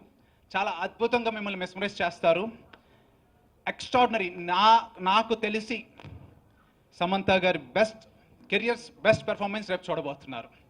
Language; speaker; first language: Telugu; native; Telugu